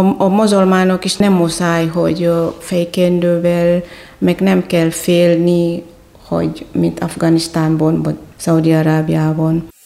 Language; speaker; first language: Hungarian; non-native, fluent; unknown